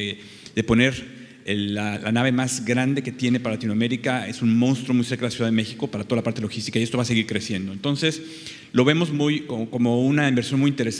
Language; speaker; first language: Spanish; native; Spanish